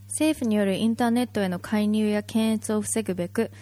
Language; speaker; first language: Japanese; native; Japanese